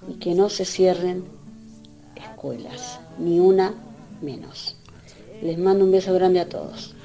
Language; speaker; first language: Spanish; native; Spanish